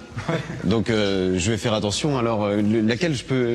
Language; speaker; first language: French; native; French